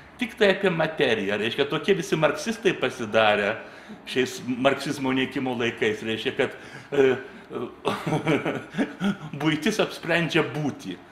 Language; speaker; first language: Lithuanian; native; Lithuanian